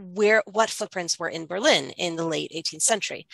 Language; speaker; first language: English; native; English